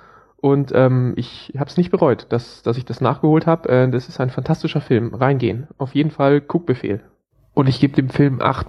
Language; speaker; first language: German; native; German